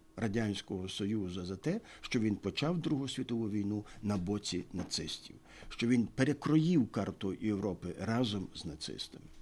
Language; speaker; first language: Ukrainian; native; Ukrainian